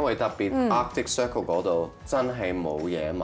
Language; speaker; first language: Cantonese; non-native, local second language; French